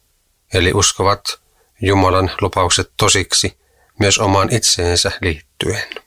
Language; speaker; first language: Finnish; native; Finnish